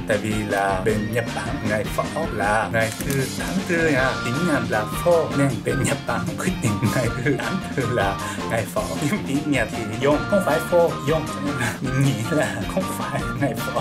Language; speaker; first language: Vietnamese; non-native, learner; Japanese